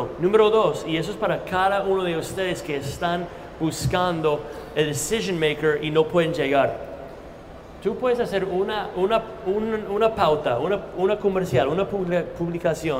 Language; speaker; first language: Spanish; non-native, fluent; English